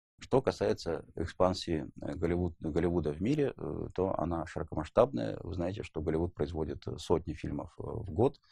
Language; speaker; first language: Russian; native; Russian